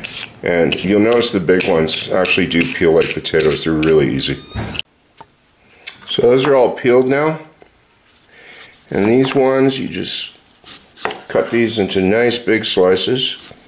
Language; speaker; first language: English; native; English